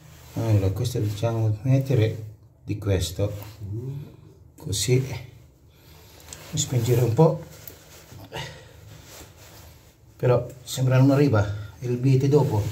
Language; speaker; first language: Italian; non-native, learner; Filipino